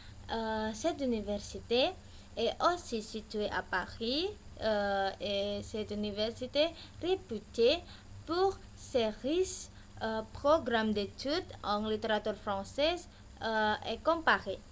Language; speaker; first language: French; non-native, learner; Indonesian